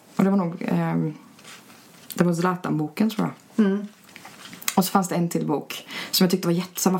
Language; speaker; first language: Swedish; early bilingual, other home language; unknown